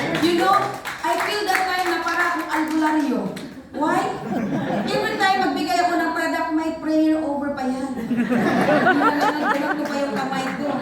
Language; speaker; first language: Filipino; non-native, local second language; Cebuano